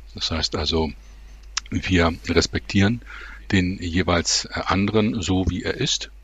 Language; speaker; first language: German; native; German